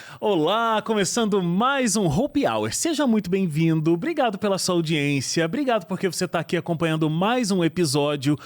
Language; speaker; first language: Portuguese; native; Portuguese